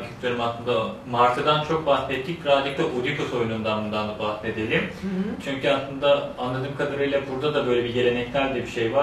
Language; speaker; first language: Turkish; native; Turkish